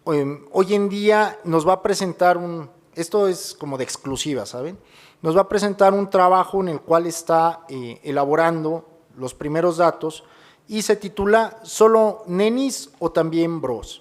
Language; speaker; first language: Spanish; native; Spanish